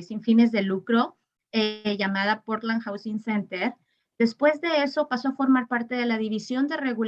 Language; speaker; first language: Spanish; native; Spanish